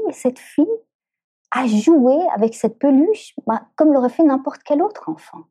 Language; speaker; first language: French; native; French